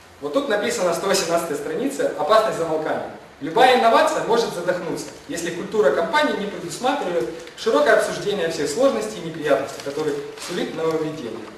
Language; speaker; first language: Russian; non-native, local second language; Ukrainian